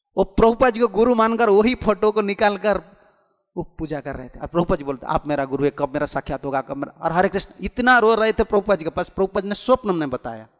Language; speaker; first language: Hindi; non-native, local second language; Odia